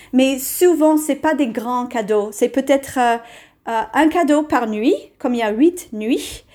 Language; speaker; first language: French; non-native, fluent; English